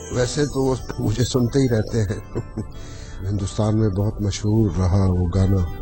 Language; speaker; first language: Urdu; non-native, local second language; Saraiki